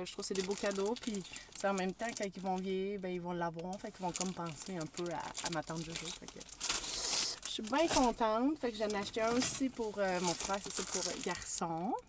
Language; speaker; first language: French; native; French